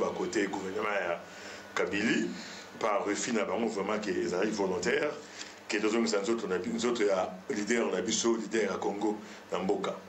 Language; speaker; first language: French; non-native, local second language; Lingala